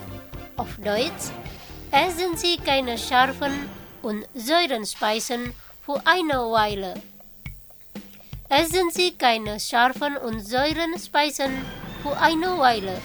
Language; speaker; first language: German; non-native, fluent; Indonesian